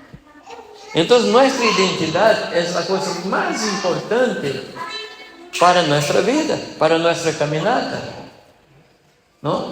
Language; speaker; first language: Spanish; non-native, fluent; Portuguese